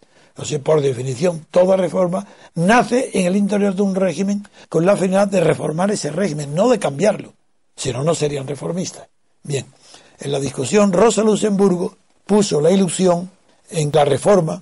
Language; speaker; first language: Spanish; native; Spanish